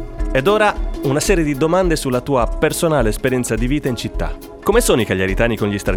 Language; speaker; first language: Italian; native; Italian